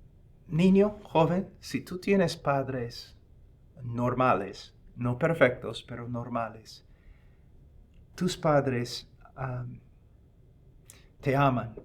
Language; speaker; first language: Spanish; non-native, fluent; English